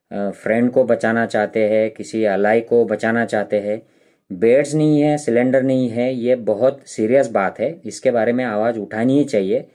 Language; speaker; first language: Hindi; non-native, local second language; Marathi